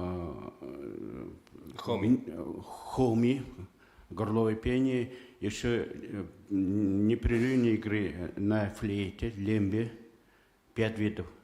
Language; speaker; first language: Russian; non-native, fluent; Mongolian